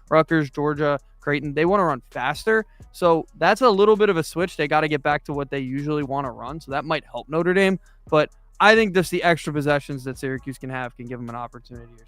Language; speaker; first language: English; native; English